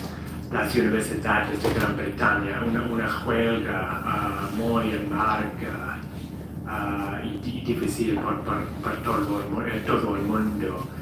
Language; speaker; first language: Spanish; non-native, fluent; English